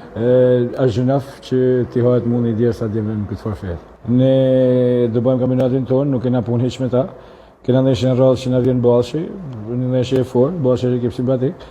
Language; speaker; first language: Albanian; native; Albanian